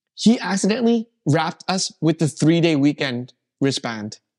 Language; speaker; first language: English; native; English